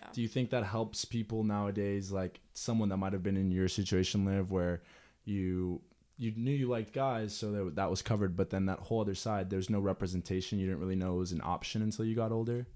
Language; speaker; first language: English; early bilingual, other home language; Spanish